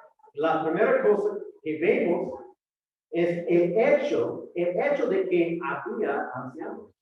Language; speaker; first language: Spanish; non-native, fluent; English